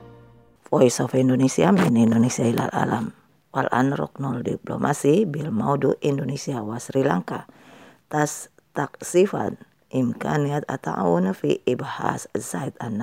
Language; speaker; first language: Arabic; non-native, fluent; Indonesian